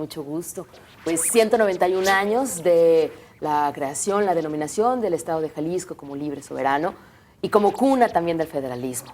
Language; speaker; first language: Spanish; native; Spanish